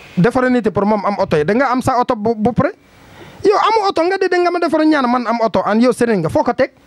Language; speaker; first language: Wolof; non-native, learner; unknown